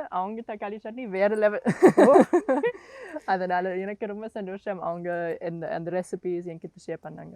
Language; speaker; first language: Tamil; non-native, learner; German